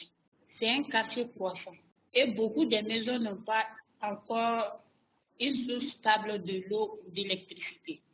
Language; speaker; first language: French; non-native, local second language; Bambara